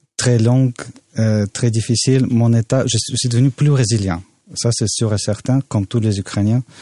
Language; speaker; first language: French; non-native, fluent; Russian